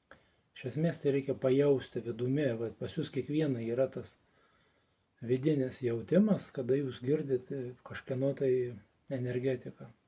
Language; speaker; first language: Lithuanian; native; Lithuanian